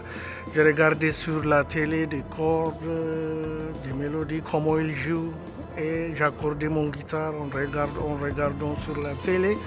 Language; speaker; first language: French; non-native, learner; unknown